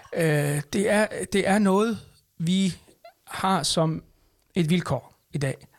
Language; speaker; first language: Danish; early bilingual, other home language; Arabic